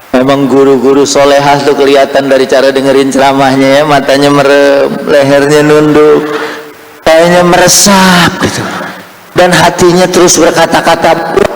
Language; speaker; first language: Indonesian; native; Indonesian